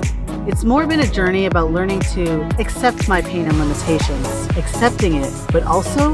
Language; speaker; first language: English; native; English